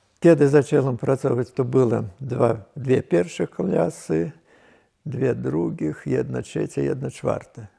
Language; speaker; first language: Polish; non-native, local second language; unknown